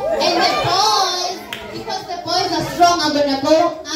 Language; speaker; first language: English; non-native, local second language; Swati